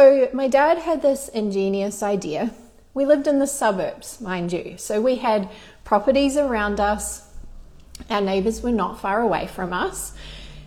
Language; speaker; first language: English; native; English